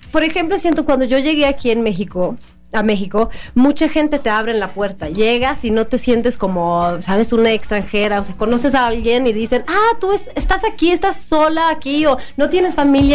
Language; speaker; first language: Spanish; non-native, fluent; Swedish